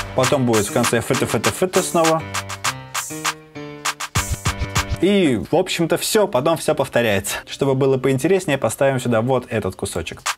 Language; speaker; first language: Russian; native; Russian